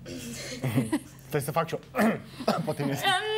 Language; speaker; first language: Romanian; native; Romanian